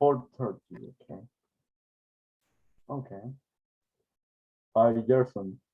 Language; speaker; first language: English; non-native, learner; Spanish